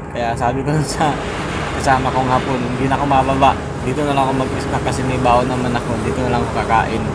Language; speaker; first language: Filipino; native; Filipino